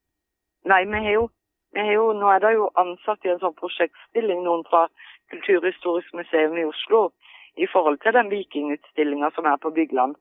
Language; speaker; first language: Norwegian; native; Norwegian